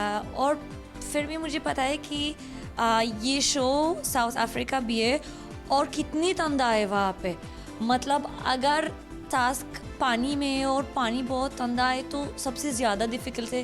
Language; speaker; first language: Hindi; non-native, learner; Arabic